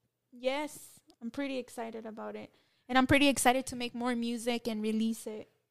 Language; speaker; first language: English; early bilingual, other home language; Spanish